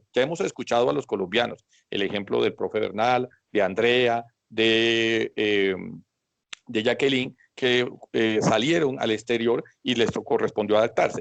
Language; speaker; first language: Spanish; native; Spanish